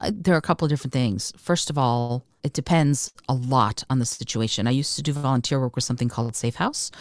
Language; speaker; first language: English; early bilingual, other home language; Russian